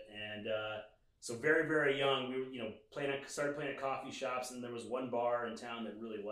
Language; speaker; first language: English; native; English